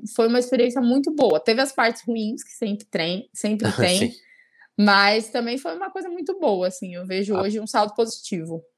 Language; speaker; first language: Portuguese; native; Portuguese